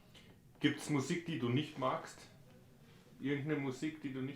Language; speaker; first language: German; native; German